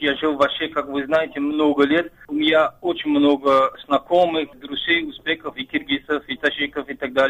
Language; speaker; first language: Russian; non-native, fluent; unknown